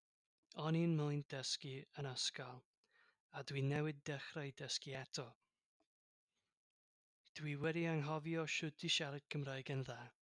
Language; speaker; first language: Welsh; non-native, learner; English